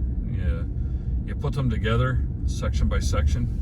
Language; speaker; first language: English; native; English